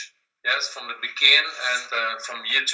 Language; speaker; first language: English; non-native, learner; German